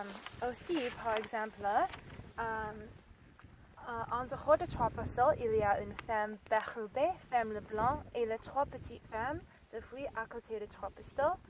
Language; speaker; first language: French; non-native, learner; English